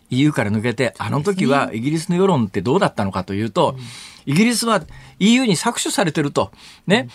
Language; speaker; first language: Japanese; native; Japanese